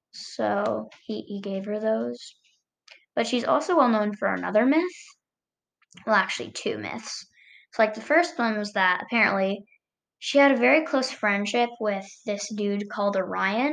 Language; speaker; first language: English; native; English